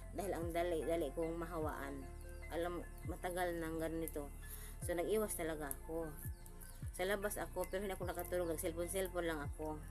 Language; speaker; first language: Filipino; non-native, local second language; Cebuano